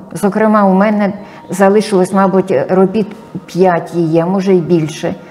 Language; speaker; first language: Ukrainian; native; Ukrainian